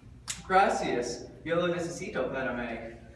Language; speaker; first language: Spanish; non-native, learner; English